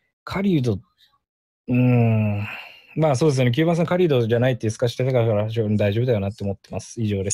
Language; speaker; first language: Japanese; native; Japanese